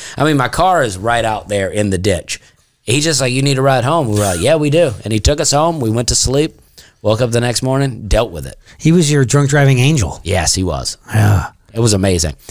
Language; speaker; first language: English; native; English